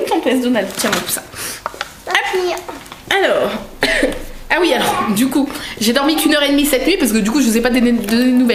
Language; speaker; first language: French; native; French